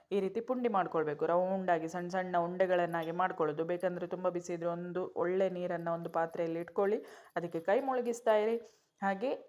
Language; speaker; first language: Kannada; non-native, local second language; Konkani